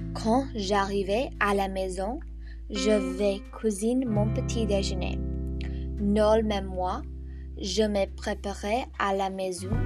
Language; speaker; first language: French; non-native, learner; English